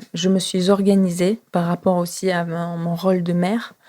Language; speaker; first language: French; non-native, fluent; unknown